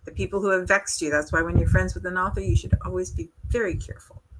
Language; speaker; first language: English; native; English